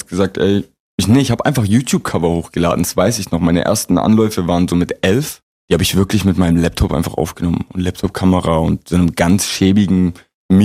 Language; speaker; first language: German; native; German